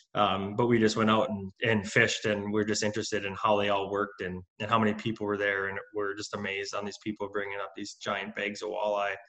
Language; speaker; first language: English; native; English